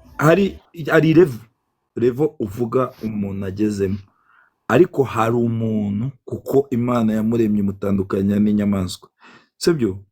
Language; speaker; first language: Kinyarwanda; native; Kinyarwanda